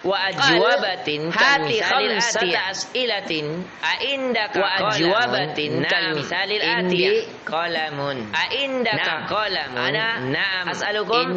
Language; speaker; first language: Arabic; non-native, fluent; Indonesian